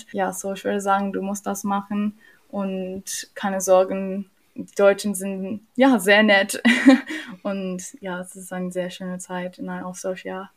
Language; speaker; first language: German; non-native, learner; English